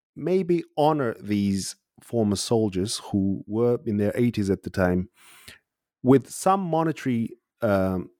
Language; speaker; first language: English; non-native, fluent; Uzbek